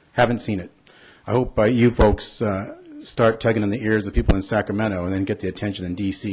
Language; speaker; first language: English; early bilingual, other home language; Spanish